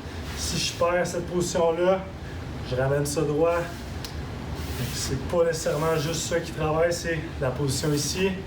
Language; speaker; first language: French; native; French